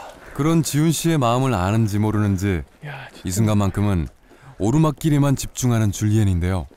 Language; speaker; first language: Korean; native; Korean